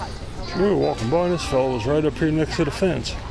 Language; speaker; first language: English; native; English